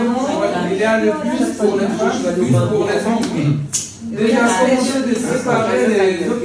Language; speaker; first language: French; non-native, fluent; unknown